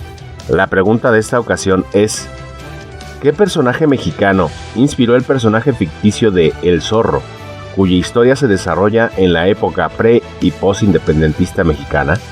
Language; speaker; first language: Spanish; native; Spanish